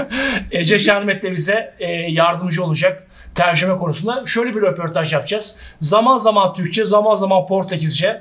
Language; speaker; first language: Turkish; native; Turkish